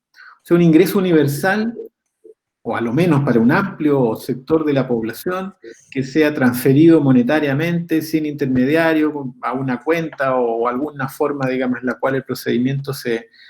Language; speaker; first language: Spanish; native; Spanish